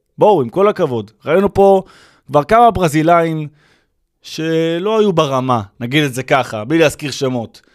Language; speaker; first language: Hebrew; native; Hebrew